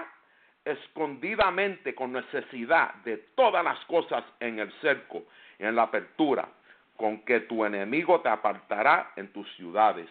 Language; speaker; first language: Spanish; native; Spanish